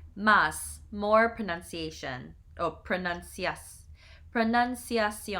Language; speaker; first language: Spanish; non-native, learner; English